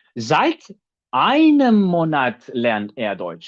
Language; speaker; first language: German; non-native, fluent; Turkish